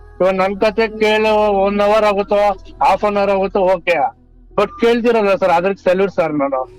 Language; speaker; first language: Kannada; non-native, local second language; Telugu